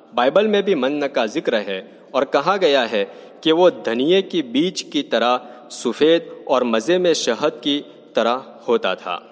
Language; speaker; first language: Urdu; native; Urdu